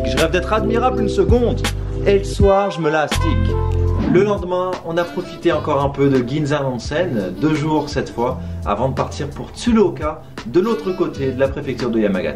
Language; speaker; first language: French; native; French